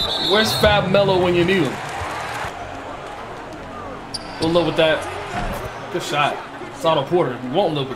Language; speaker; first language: English; native; English